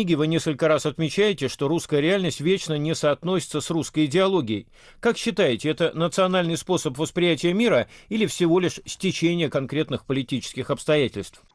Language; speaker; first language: Russian; native; Russian